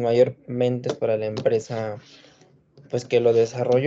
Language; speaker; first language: Spanish; native; Spanish